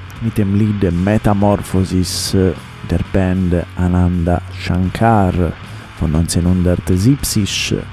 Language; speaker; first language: German; non-native, learner; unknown